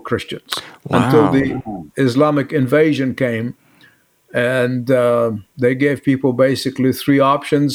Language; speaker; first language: English; native; English